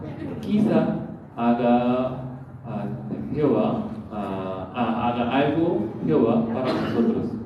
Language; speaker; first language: Spanish; non-native, learner; Korean